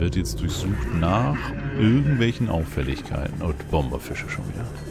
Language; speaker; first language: German; native; German